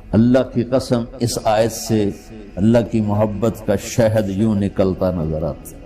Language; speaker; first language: Urdu; non-native, local second language; Punjabi